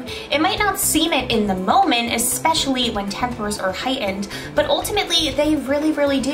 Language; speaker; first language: English; native; English